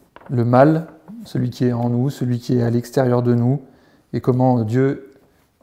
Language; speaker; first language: French; native; French